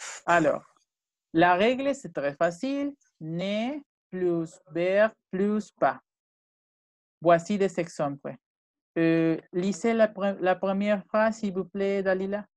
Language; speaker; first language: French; non-native, fluent; Spanish